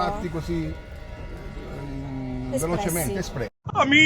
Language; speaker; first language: Italian; native; Italian